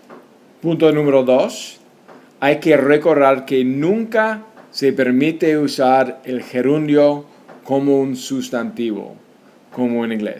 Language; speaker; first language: Spanish; non-native, fluent; English